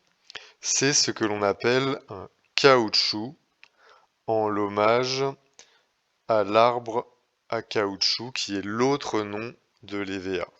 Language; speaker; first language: French; native; French